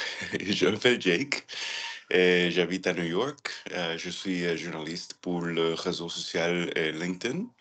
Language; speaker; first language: French; non-native, learner; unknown